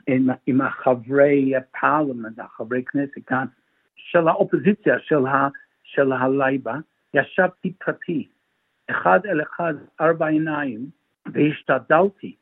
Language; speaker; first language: Hebrew; non-native, fluent; English